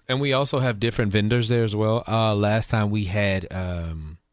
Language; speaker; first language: English; native; English